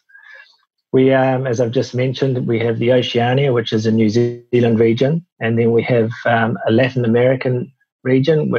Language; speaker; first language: English; native; English